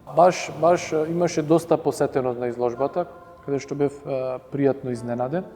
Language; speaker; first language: Macedonian; early bilingual, heritage; Macedonian